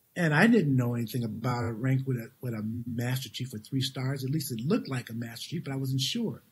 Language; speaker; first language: English; native; English